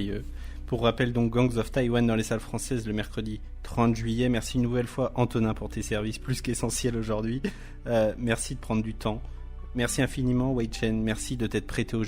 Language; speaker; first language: French; native; French